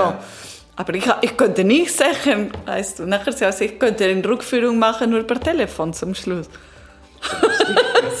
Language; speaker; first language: German; non-native, learner; Italian